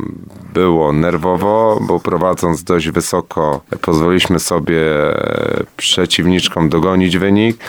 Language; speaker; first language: Polish; native; Polish